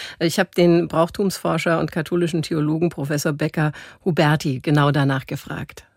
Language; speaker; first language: German; native; German